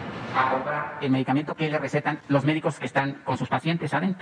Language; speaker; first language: Spanish; native; Spanish